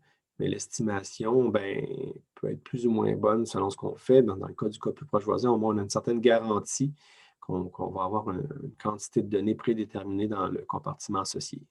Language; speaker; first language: French; native; French